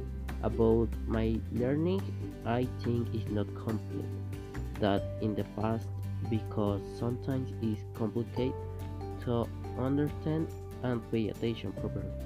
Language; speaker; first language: English; non-native, learner; Spanish